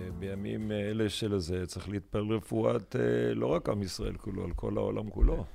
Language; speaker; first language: Hebrew; native; Hebrew